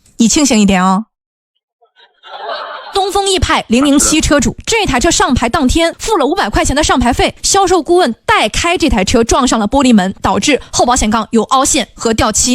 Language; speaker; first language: Chinese; native; Chinese